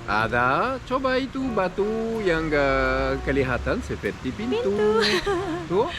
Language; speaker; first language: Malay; non-native, fluent; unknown